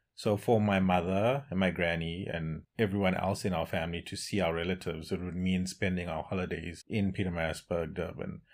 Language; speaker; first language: English; native; English